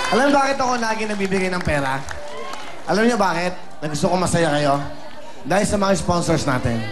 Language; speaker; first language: Filipino; native; Filipino